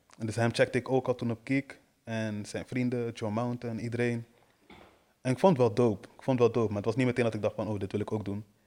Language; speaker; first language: Dutch; early bilingual, other home language; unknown